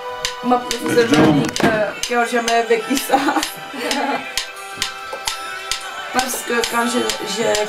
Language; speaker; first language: French; non-native, learner; Czech